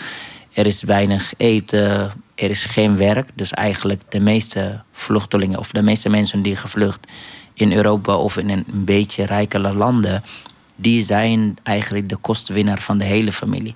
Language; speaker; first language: Dutch; non-native, fluent; Arabic